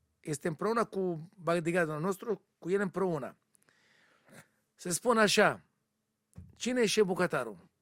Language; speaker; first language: Romanian; non-native, learner; Hebrew